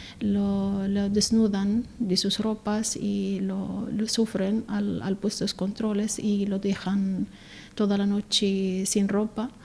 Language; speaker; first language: Spanish; non-native, learner; Arabic